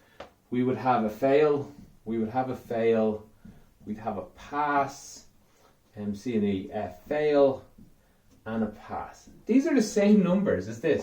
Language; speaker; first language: English; native; English